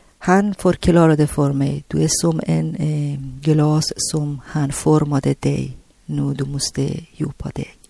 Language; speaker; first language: Swedish; non-native, learner; Persian